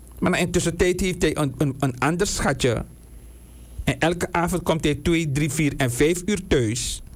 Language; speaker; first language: Dutch; native; Dutch